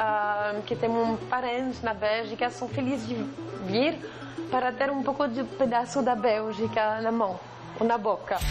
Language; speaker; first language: Portuguese; non-native, fluent; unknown